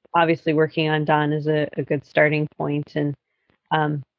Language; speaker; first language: English; native; English